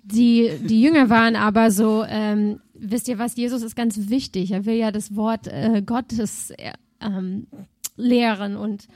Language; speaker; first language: German; native; German